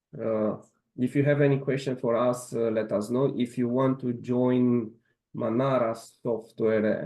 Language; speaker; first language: English; non-native, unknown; Romanian